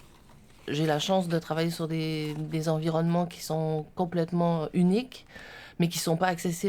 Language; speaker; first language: French; native; French